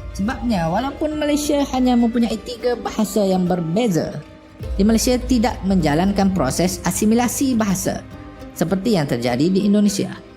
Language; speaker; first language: Malay; native; Malay